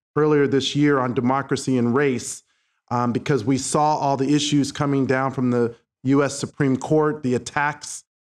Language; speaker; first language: English; native; English